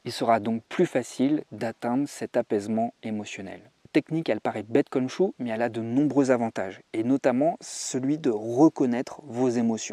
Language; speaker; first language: French; native; French